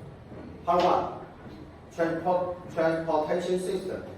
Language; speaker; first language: English; non-native, fluent; Chinese